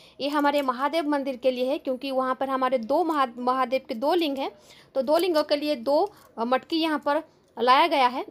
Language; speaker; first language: Hindi; non-native, local second language; Bangla